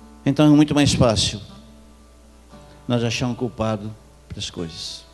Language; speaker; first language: Portuguese; native; Portuguese